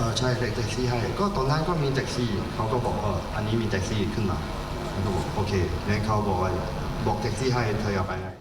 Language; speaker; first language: Thai; non-native, learner; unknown